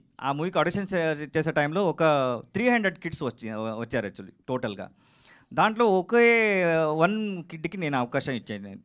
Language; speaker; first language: Telugu; non-native, learner; Kannada